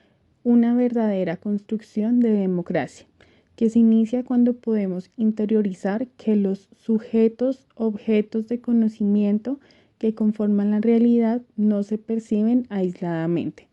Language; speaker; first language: Spanish; native; Spanish